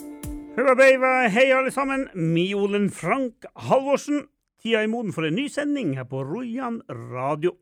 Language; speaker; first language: Norwegian; native; Norwegian